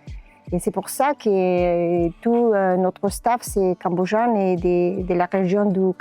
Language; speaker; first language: French; non-native, learner; Spanish